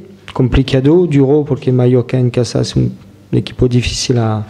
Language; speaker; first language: Spanish; non-native, fluent; French